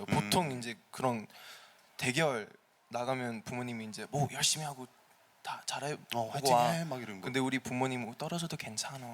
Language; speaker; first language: Korean; early bilingual, heritage; Korean